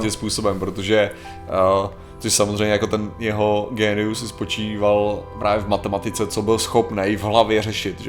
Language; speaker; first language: Czech; native; Czech